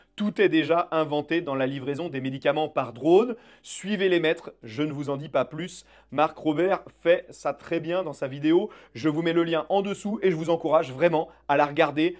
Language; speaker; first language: French; native; French